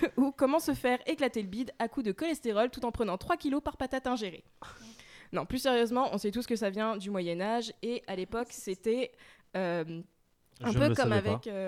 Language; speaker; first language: French; native; French